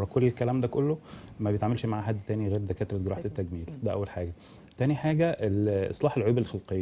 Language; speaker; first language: Arabic; native; Arabic